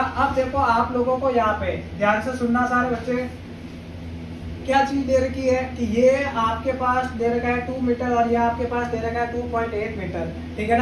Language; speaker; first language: Hindi; native; Hindi